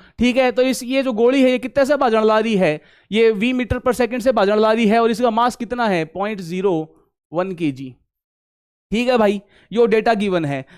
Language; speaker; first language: Hindi; native; Hindi